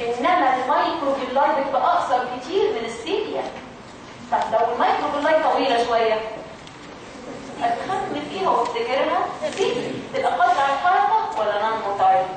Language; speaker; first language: Arabic; native; Arabic